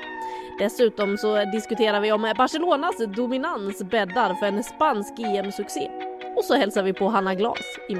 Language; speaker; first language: Swedish; native; Swedish